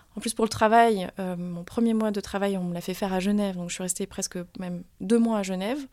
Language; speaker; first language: French; native; French